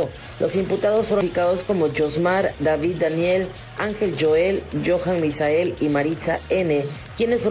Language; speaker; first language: Spanish; native; Spanish